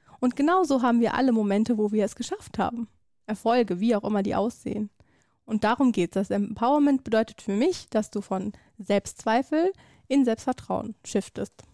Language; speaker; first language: German; early bilingual, other home language; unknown